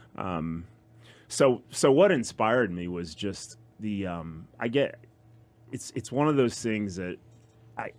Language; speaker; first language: English; native; English